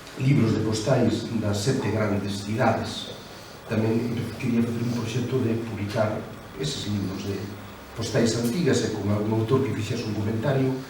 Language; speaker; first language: Galician; native; Galician